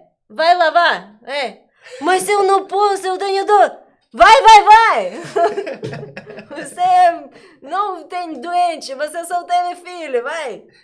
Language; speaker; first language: Portuguese; non-native, learner; Russian